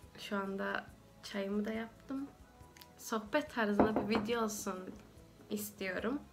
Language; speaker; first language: Turkish; early bilingual, heritage; Turkish